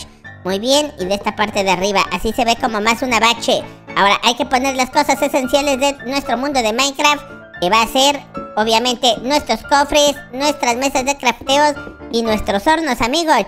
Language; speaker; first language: Spanish; native; Spanish